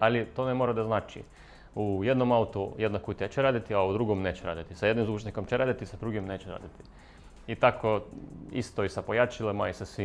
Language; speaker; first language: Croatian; non-native, fluent; Russian